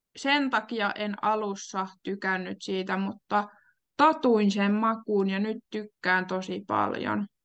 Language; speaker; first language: Finnish; native; Finnish